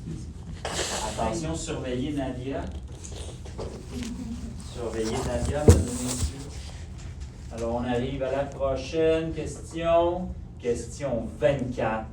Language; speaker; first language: French; native; French